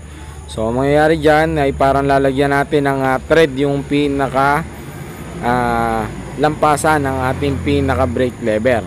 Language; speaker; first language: Filipino; native; Filipino